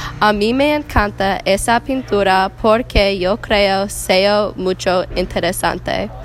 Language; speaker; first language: Spanish; non-native, learner; English